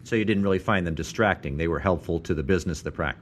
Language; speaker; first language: English; native; English